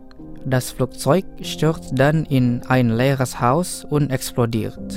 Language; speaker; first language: German; non-native, fluent; Indonesian